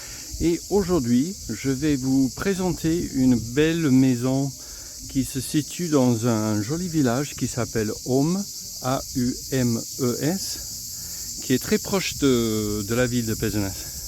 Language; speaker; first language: French; non-native, fluent; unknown